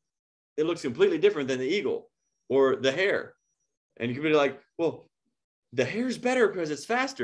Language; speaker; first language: English; native; English